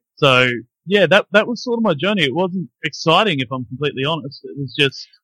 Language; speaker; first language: English; native; English